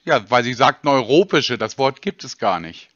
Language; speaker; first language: German; native; German